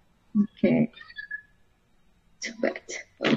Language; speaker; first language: English; non-native, learner; Spanish